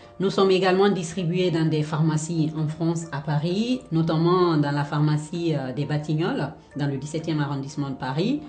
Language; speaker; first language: French; non-native, local second language; Fula